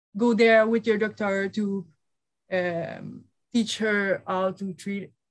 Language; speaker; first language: English; native; English